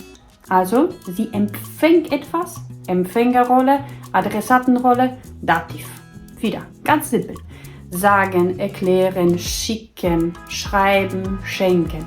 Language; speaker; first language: German; non-native, fluent; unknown